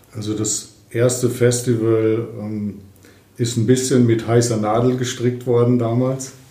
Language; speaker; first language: German; native; German